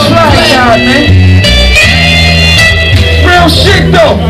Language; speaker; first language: English; native; English